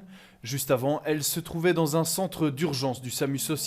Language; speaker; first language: French; native; French